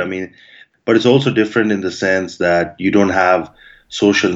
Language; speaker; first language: English; non-native, local second language; Malayalam